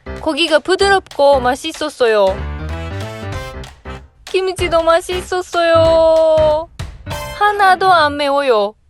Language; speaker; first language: Korean; non-native, learner; Japanese